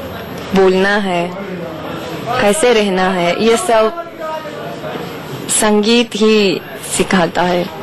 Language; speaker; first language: Hindi; non-native, fluent; Japanese